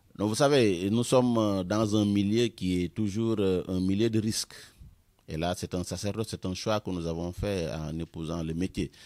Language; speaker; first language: French; non-native, local second language; Wolof